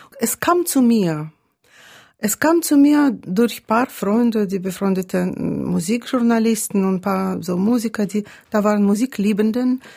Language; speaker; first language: German; non-native, fluent; Russian